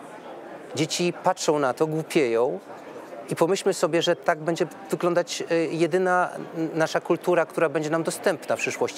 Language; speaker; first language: Polish; native; Polish